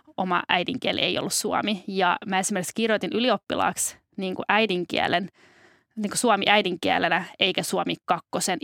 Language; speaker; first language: Finnish; early bilingual, other home language; Albanian